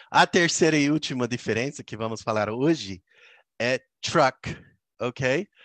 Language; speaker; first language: Portuguese; non-native, fluent; English